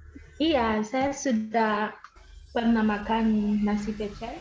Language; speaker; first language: Indonesian; non-native, fluent; Malagasy